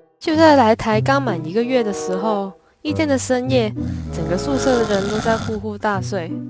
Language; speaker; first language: Chinese; non-native, local second language; Cantonese